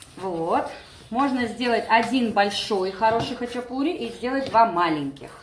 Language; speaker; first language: Russian; non-native, local second language; Georgian